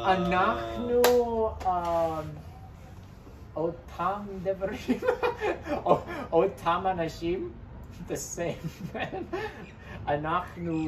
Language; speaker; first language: Hebrew; non-native, learner; English